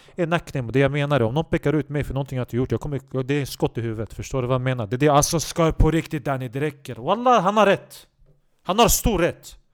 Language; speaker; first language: Swedish; non-native, local second language; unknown